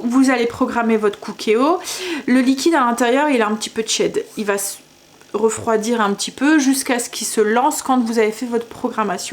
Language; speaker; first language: French; native; French